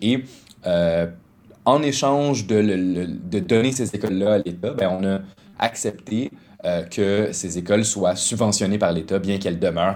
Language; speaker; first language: French; native; French